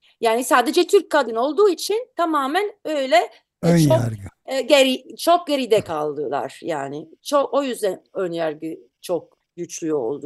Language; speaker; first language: Turkish; non-native, learner; Italian